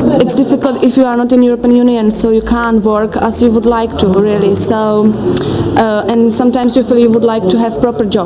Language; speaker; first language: English; non-native, learner; Czech